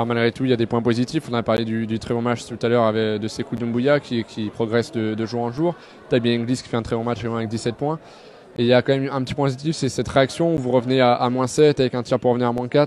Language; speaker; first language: French; native; French